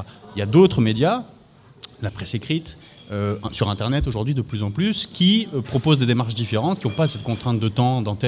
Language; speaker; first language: French; native; French